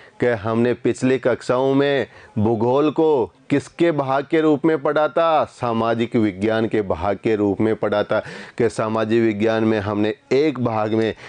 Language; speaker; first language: Hindi; native; Hindi